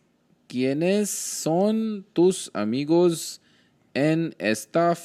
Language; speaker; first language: Spanish; non-native, learner; Hindi